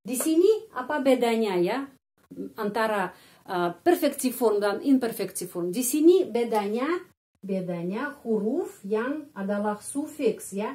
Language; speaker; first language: Indonesian; non-native, fluent; Russian